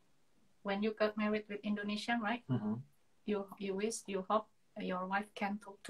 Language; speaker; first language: English; non-native, learner; Indonesian